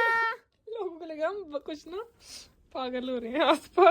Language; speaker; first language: Hindi; native; Hindi